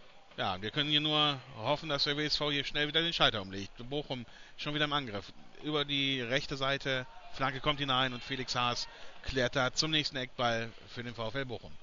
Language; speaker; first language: German; native; German